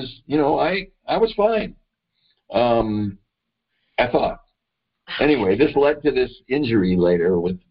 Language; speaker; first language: English; native; English